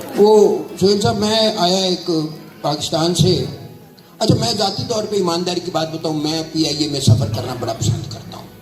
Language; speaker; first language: Urdu; non-native, local second language; Punjabi